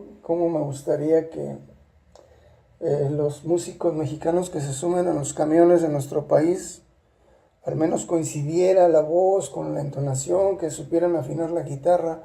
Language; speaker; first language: Spanish; native; Spanish